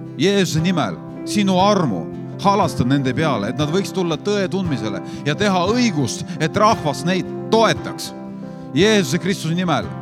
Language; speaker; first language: Estonian; non-native, fluent; Lithuanian